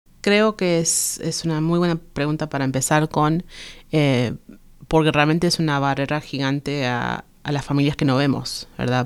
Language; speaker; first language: Spanish; early bilingual, heritage; Spanish